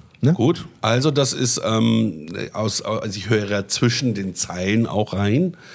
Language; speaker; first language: German; native; German